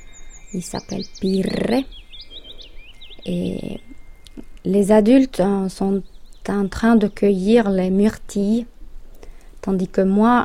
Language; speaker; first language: French; non-native, fluent; Finnish